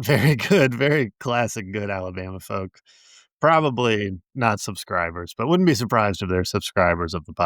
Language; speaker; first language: English; native; English